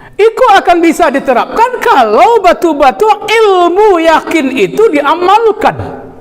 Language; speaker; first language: Malay; non-native, local second language; Minangkabau